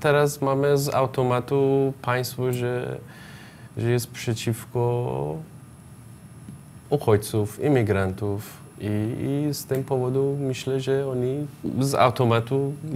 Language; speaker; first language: Polish; non-native, learner; Persian